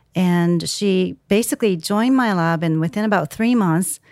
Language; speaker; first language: English; non-native, fluent; Japanese